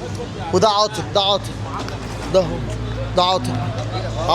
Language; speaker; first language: Arabic; native; Arabic